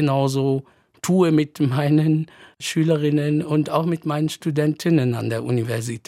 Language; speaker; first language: German; non-native, fluent; Arabic